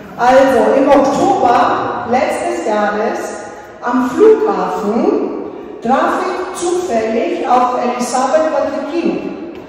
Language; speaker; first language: German; non-native, fluent; Greek